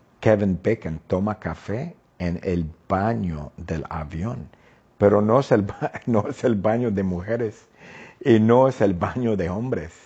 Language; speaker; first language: Spanish; non-native, fluent; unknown